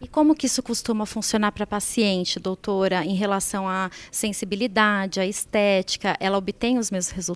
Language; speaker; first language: Portuguese; native; Portuguese